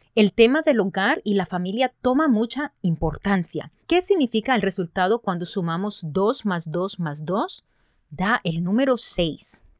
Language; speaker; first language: Spanish; early bilingual, other home language; English